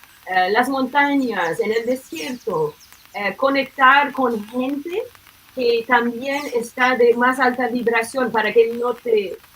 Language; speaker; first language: Spanish; non-native, fluent; English